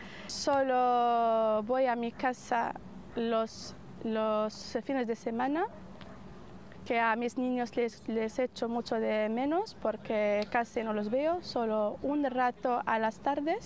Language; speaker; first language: Spanish; non-native, fluent; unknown